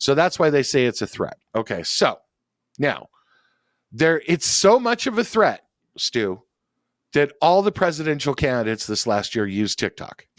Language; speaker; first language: English; native; English